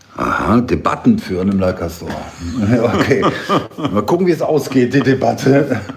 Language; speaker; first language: German; native; German